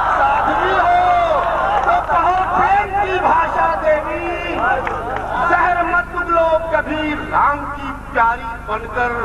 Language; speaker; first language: Urdu; native; Urdu